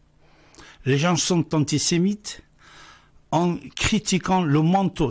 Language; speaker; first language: French; non-native, fluent; Persian